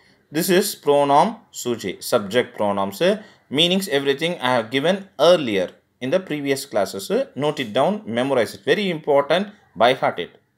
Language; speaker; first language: English; non-native, local second language; Tamil